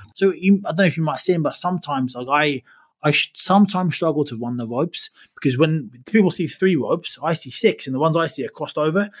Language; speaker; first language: English; native; English